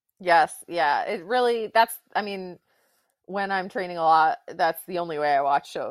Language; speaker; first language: English; native; English